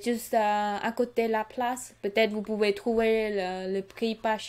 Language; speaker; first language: French; non-native, learner; Khmer